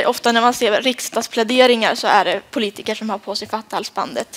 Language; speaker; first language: Swedish; native; Swedish